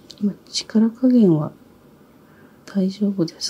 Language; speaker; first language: Japanese; native; Japanese